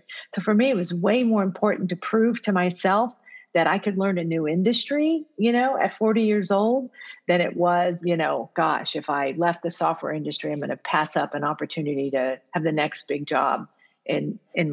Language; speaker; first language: English; early bilingual, other home language; Italian